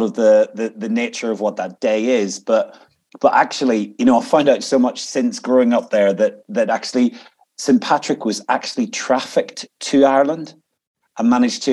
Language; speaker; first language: English; native; English